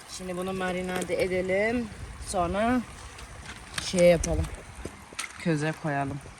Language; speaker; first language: Turkish; early bilingual, heritage; Turkish